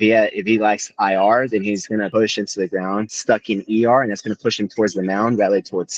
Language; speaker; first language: English; native; English